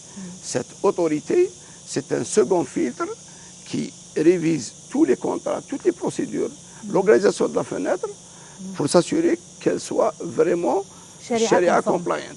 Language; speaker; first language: French; non-native, local second language; Arabic